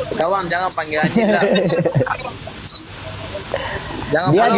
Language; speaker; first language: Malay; non-native, learner; Rohingya